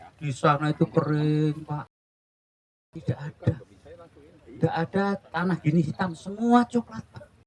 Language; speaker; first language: Indonesian; non-native, local second language; Javanese